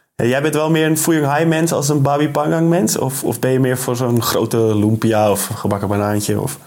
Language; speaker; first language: Dutch; native; Dutch